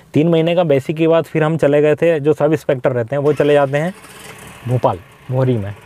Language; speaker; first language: Hindi; native; Hindi